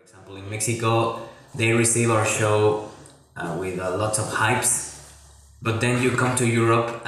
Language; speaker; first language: English; non-native, local second language; Spanish